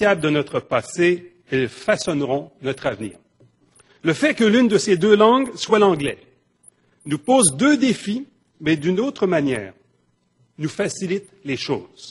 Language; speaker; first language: French; native; French